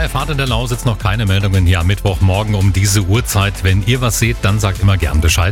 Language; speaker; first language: German; native; German